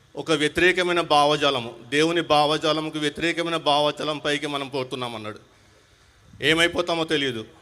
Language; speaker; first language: Telugu; non-native, local second language; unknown